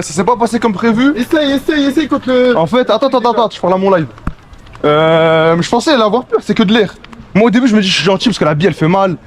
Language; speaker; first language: French; native; French